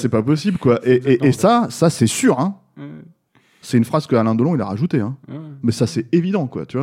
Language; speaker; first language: French; native; French